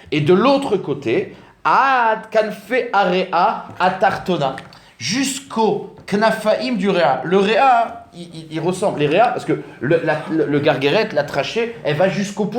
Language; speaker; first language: French; native; French